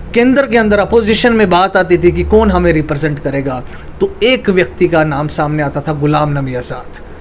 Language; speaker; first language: Hindi; native; Hindi